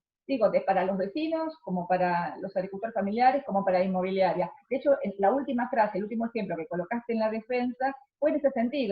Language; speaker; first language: Spanish; native; Spanish